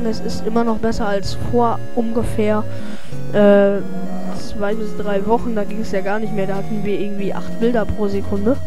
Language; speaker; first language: German; native; German